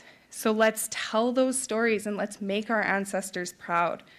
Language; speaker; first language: English; native; English